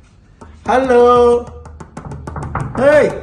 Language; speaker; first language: English; non-native, learner; Urdu